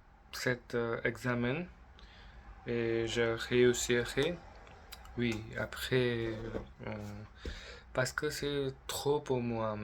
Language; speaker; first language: French; non-native, learner; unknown